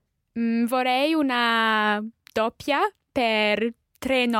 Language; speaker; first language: Italian; non-native, learner; English